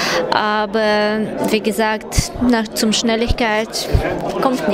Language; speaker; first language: German; non-native, fluent; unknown